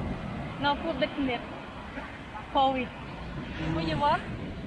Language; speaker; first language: English; non-native, learner; Thai